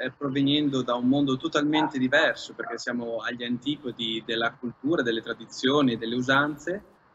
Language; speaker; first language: Italian; native; Italian